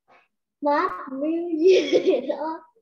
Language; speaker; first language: English; non-native, learner; Vietnamese